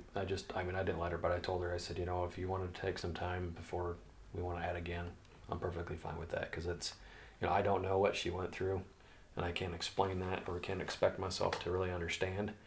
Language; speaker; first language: English; native; English